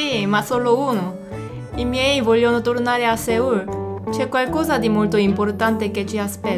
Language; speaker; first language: Italian; non-native, fluent; Korean